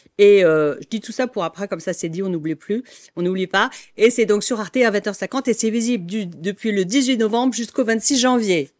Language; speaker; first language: French; native; French